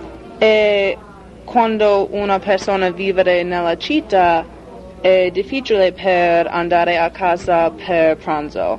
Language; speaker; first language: Italian; non-native, learner; English